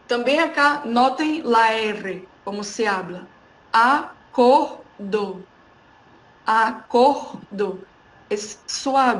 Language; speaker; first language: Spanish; non-native, fluent; Portuguese